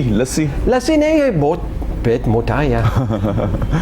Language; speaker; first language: Hindi; non-native, learner; English